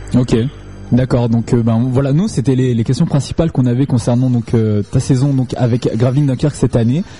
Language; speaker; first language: French; native; French